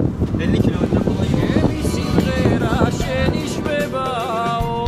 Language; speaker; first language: Turkish; native; Turkish